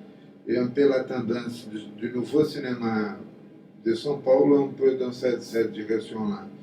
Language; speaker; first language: French; non-native, fluent; Portuguese